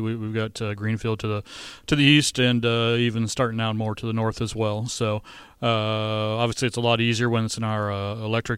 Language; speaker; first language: English; native; English